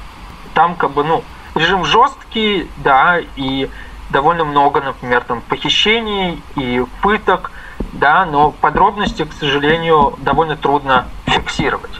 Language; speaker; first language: Russian; native; Russian